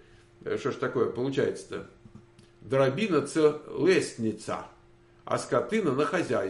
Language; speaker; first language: Russian; native; Russian